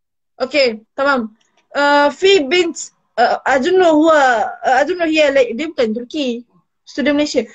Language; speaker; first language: Arabic; non-native, learner; Malay